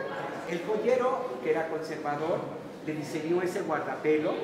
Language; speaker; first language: Spanish; native; Spanish